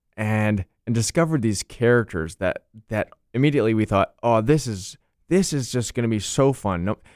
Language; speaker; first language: English; native; English